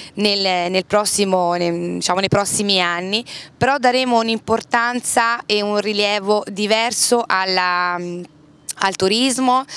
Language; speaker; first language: Italian; native; Italian